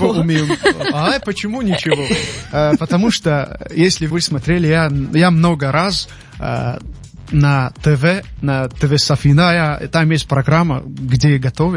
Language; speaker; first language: Russian; non-native, local second language; Tajik